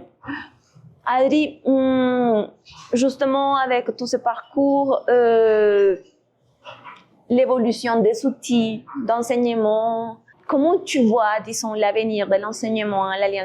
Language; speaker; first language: French; non-native, fluent; Spanish